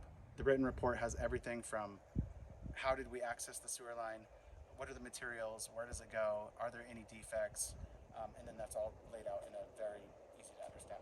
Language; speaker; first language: English; native; English